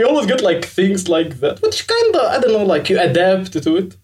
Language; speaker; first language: English; non-native, fluent; Arabic